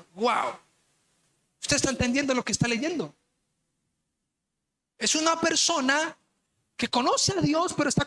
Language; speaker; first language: Spanish; native; Spanish